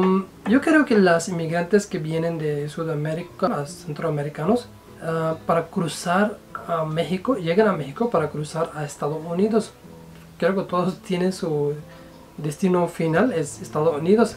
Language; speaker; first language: Spanish; non-native, fluent; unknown